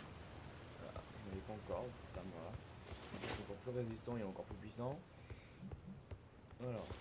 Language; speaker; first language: French; native; French